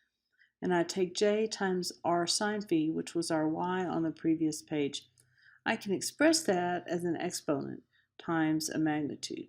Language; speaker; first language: English; native; English